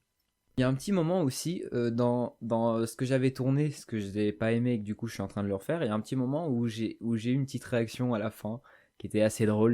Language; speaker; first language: French; native; French